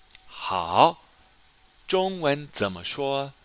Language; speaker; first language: Chinese; non-native, fluent; English